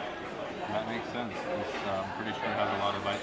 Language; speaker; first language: English; native; English